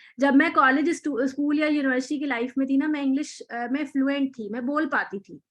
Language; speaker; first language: Urdu; native; Urdu